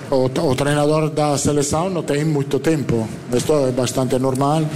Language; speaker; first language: Portuguese; non-native, fluent; Italian